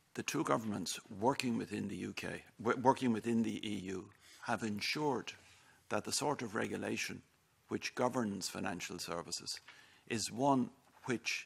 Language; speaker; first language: English; native; English